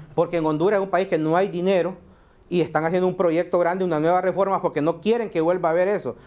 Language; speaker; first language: Spanish; native; Spanish